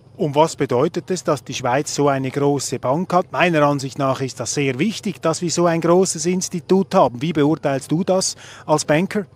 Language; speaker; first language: German; native; German